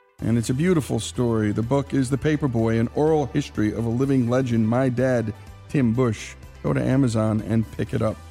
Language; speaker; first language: English; native; English